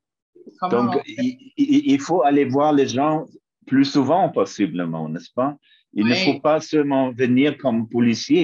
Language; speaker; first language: French; non-native, fluent; German